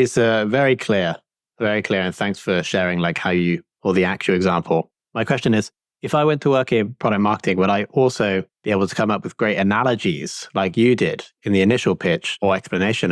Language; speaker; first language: English; native; English